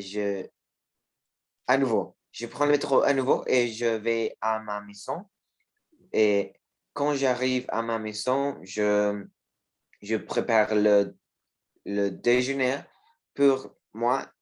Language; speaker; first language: French; non-native, learner; Spanish